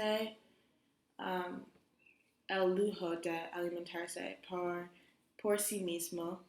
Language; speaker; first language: Spanish; non-native, learner; English